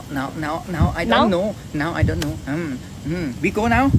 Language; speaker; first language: English; non-native, learner; Thai